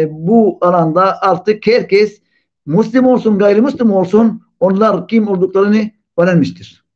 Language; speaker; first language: Turkish; non-native, fluent; Arabic